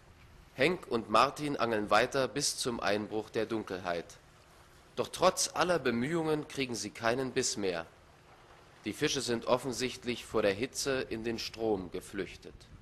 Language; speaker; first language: German; native; German